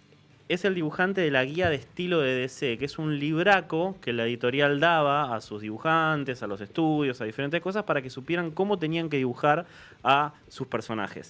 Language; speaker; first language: Spanish; native; Spanish